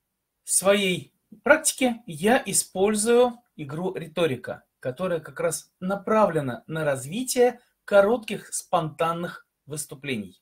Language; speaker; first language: Russian; native; Russian